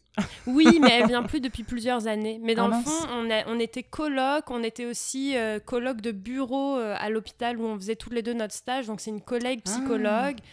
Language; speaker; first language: French; native; French